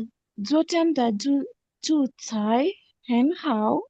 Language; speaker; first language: Chinese; non-native, learner; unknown